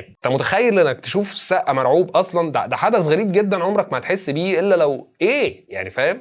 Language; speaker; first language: Arabic; native; Arabic